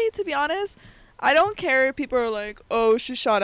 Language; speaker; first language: English; early bilingual, other home language; Spanish